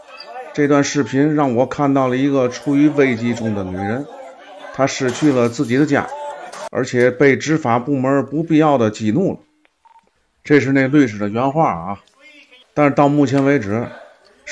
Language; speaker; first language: Chinese; native; Chinese